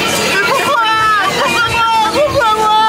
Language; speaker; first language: French; native; French